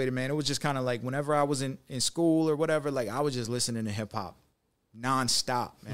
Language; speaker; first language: English; native; English